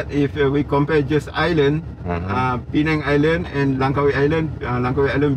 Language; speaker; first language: English; non-native, learner; Malay